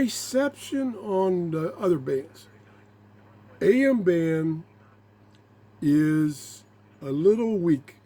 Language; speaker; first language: English; native; English